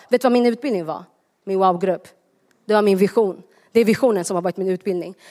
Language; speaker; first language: Swedish; early bilingual, other home language; Tigrinya